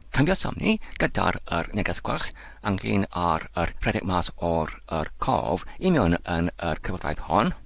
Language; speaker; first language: Welsh; non-native, learner; Polish